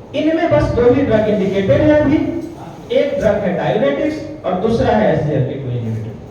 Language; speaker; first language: Hindi; native; Hindi